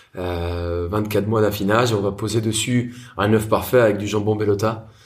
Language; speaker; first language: French; non-native, fluent; Spanish